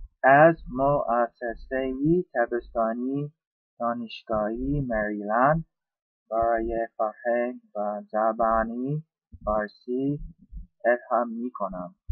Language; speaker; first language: Persian; non-native, learner; English